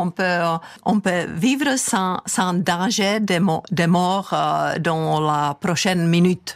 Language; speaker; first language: French; non-native, fluent; Czech